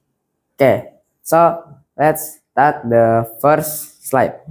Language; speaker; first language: English; non-native, learner; Indonesian